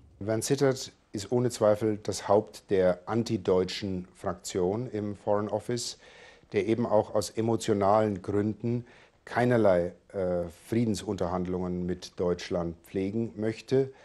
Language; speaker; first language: German; native; German